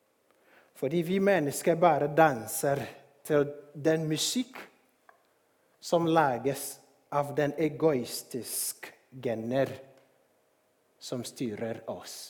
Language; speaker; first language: Norwegian; non-native, fluent; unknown